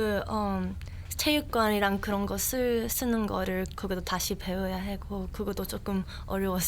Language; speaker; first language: Korean; early bilingual, heritage; Korean